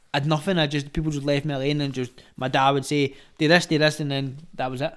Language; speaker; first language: English; native; English